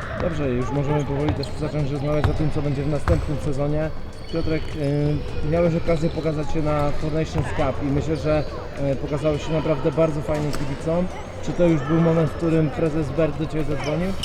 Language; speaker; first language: Polish; native; Polish